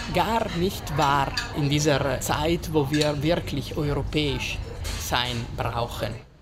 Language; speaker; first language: German; non-native, local second language; Italian